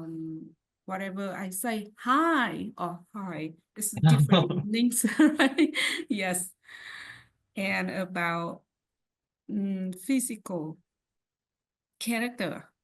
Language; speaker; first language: English; non-native, learner; Vietnamese